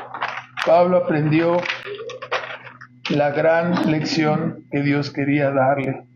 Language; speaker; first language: Spanish; native; Spanish